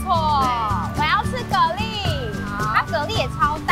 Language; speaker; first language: Chinese; native; Chinese